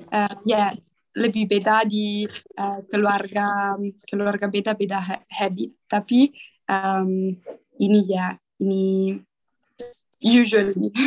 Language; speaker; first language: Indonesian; non-native, learner; Italian